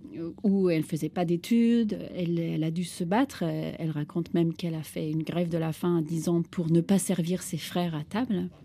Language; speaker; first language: French; non-native, fluent; Turkish